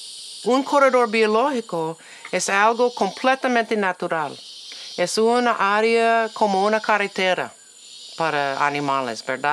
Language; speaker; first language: Spanish; non-native, learner; English